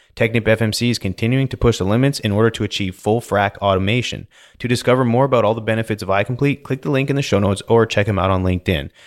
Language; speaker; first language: English; native; English